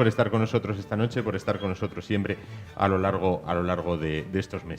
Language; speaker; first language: Spanish; native; Spanish